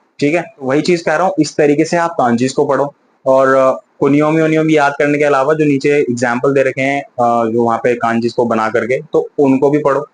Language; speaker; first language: Hindi; native; Hindi